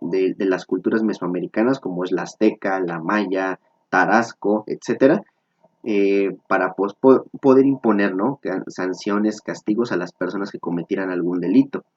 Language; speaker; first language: Spanish; native; Spanish